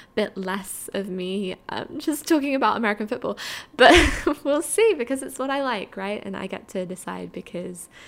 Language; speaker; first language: English; native; English